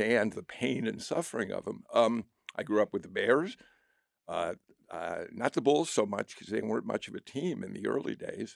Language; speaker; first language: English; native; English